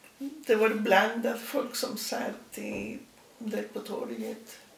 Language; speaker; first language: Swedish; non-native, fluent; Spanish